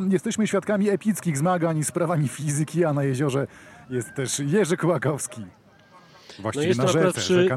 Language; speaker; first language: Polish; native; Polish